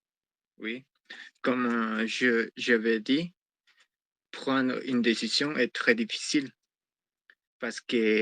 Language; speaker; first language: French; non-native, learner; Spanish